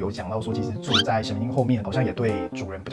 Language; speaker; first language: Chinese; native; Chinese